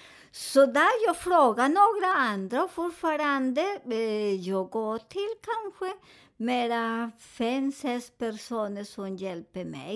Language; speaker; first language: Swedish; non-native, learner; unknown